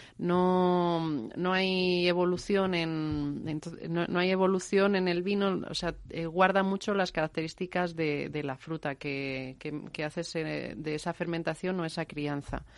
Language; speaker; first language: Spanish; native; Spanish